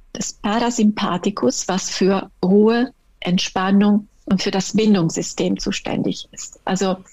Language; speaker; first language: German; non-native, fluent; Italian